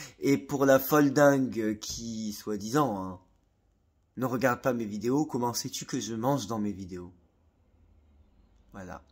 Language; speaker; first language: French; native; French